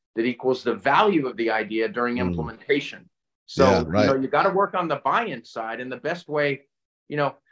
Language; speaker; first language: English; native; English